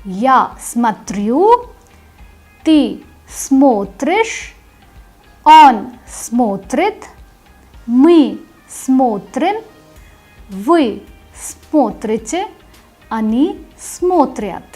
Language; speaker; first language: Russian; non-native, fluent; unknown